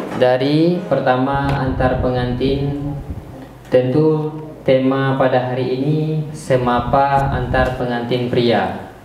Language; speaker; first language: Malay; non-native, local second language; Achinese